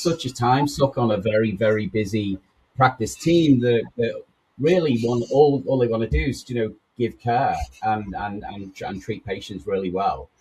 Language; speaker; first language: English; native; English